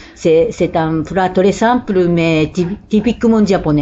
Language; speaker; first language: French; non-native, learner; Japanese